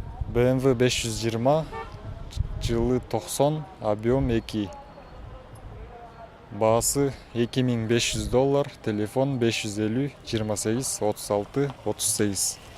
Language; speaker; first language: Kyrgyz; native; Kyrgyz